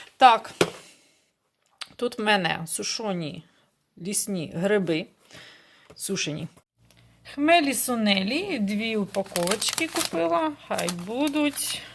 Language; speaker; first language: Ukrainian; non-native, local second language; Russian